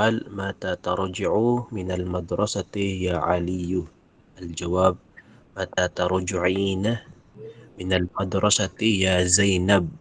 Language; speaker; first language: Arabic; non-native, learner; Filipino